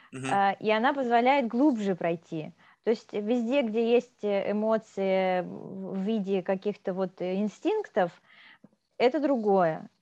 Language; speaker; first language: Russian; native; Russian